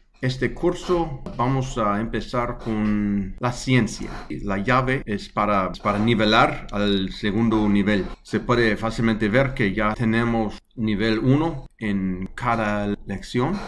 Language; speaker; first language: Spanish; non-native, learner; English